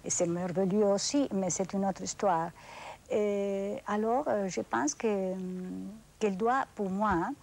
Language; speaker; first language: French; non-native, fluent; Spanish